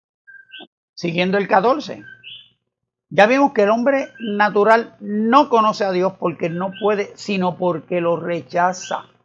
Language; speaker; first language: Spanish; native; Spanish